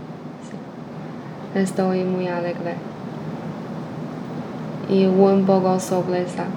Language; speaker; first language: Spanish; non-native, learner; Chinese